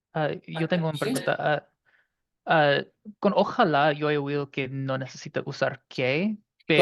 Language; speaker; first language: Spanish; non-native, learner; English